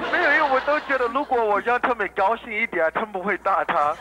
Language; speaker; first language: Chinese; non-native, learner; English